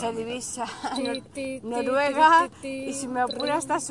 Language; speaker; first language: Spanish; native; Spanish